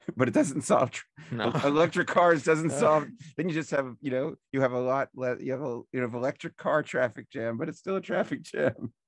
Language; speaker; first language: English; native; English